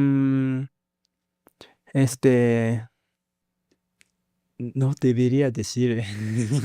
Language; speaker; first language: Spanish; non-native, learner; Japanese